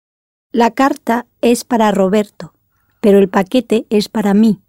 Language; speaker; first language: Spanish; non-native, learner; English